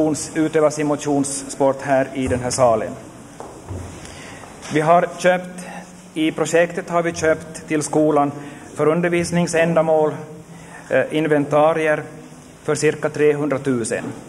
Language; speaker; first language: Swedish; native; Swedish